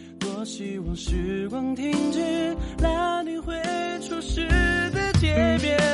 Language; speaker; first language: Chinese; native; Chinese